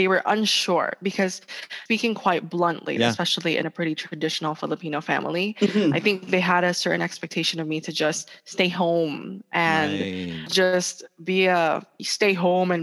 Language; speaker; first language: English; non-native, local second language; Hiligaynon